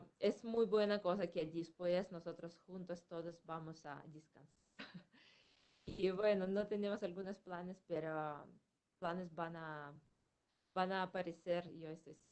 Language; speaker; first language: Spanish; non-native, fluent; Russian